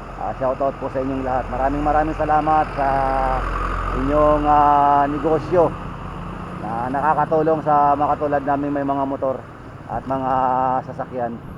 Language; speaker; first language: Filipino; native; Filipino